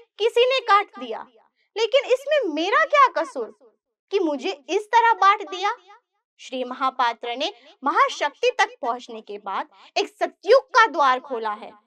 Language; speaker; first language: Hindi; non-native, local second language; Gujarati